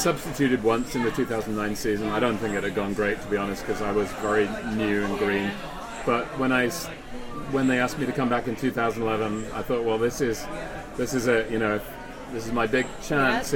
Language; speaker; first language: English; native; English